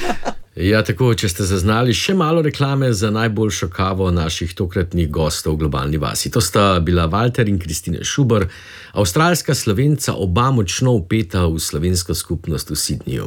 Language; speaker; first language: Slovenian; native; Slovenian